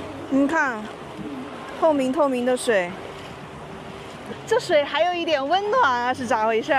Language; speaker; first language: Chinese; native; Chinese